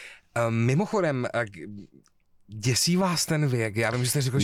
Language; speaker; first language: Czech; native; Czech